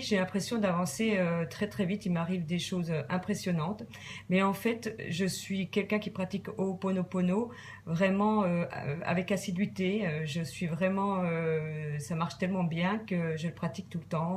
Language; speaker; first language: French; native; French